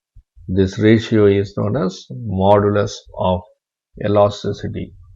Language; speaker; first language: English; non-native, local second language; Tamil